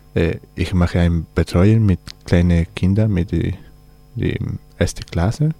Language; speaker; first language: German; non-native, learner; Spanish